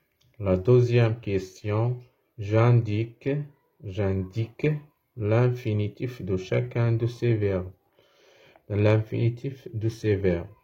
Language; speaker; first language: French; non-native, fluent; Arabic